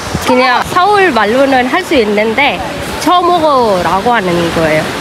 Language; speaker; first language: Korean; non-native, learner; Arabic